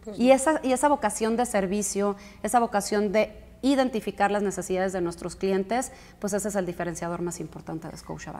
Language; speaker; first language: Spanish; native; Spanish